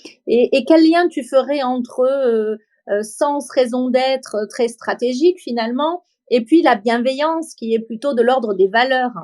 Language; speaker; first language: French; native; French